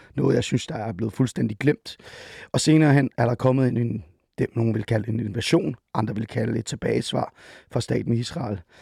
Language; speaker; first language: Danish; early bilingual, other home language; Persian